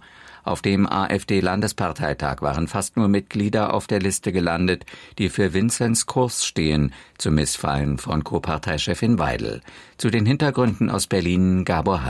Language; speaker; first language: German; native; German